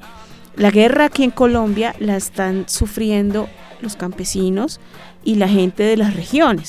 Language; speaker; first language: Spanish; native; Spanish